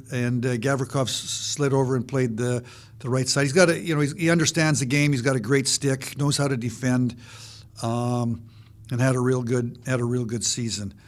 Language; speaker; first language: English; native; English